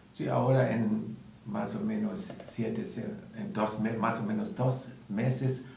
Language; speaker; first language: Spanish; non-native, learner; German